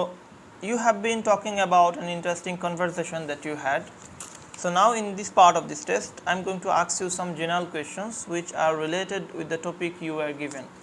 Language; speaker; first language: English; non-native, fluent; Bangla